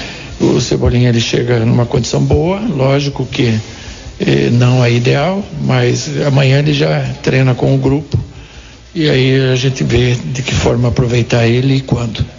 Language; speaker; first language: Portuguese; native; Portuguese